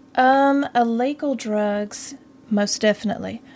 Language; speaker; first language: English; native; English